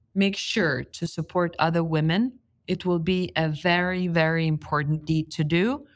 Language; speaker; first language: English; non-native, fluent; Lithuanian